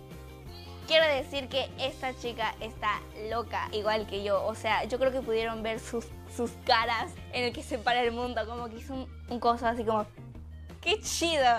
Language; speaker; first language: Spanish; native; Spanish